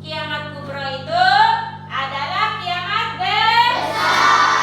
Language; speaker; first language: Indonesian; native; Indonesian